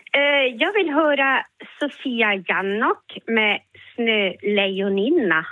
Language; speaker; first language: Swedish; native; Swedish